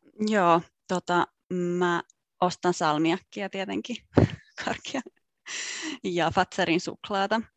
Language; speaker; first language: Finnish; native; Finnish